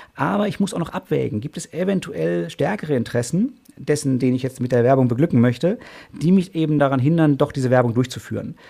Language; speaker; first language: German; native; German